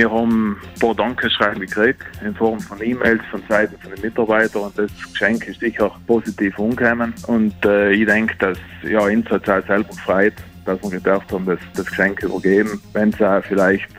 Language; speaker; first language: German; native; German